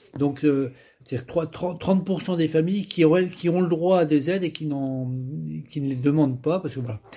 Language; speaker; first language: French; native; French